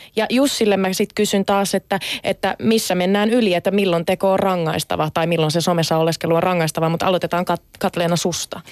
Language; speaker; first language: Finnish; early bilingual, other home language; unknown